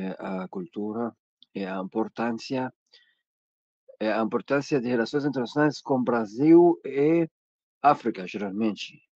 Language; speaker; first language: Portuguese; non-native, learner; Arabic